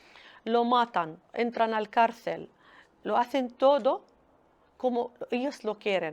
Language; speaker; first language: Spanish; non-native, learner; Arabic